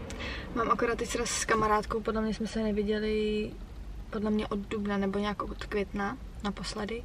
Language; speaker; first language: Czech; native; Czech